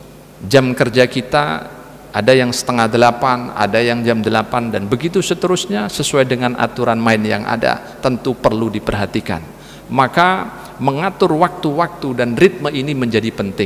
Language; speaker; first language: Indonesian; native; Indonesian